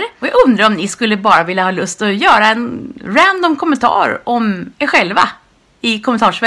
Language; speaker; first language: Swedish; native; Swedish